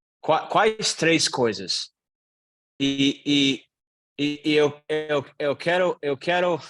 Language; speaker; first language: Portuguese; non-native, learner; English